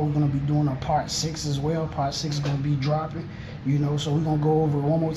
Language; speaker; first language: English; native; English